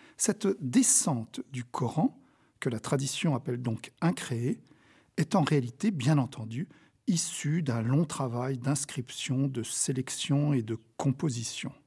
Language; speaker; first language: French; native; French